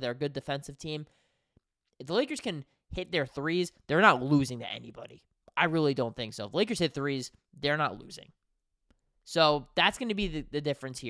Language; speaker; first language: English; native; English